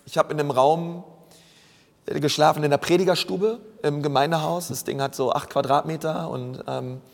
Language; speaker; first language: German; native; German